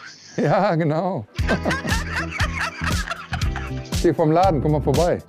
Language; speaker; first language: German; native; German